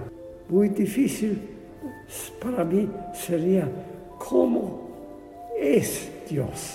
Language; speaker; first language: Spanish; non-native, fluent; Polish